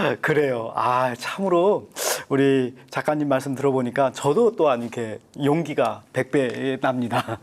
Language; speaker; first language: Korean; native; Korean